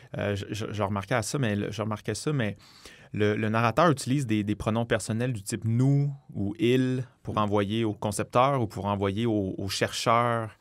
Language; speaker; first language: French; native; French